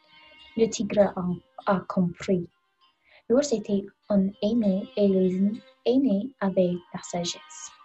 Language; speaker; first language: French; non-native, learner; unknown